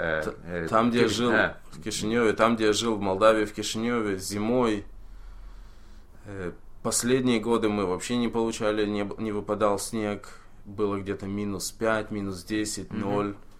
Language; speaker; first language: Russian; early bilingual, heritage; Russian